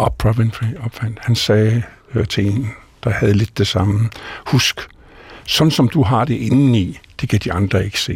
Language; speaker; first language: Danish; native; Danish